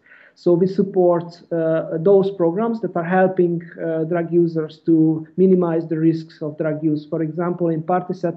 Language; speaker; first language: English; non-native, fluent; Hungarian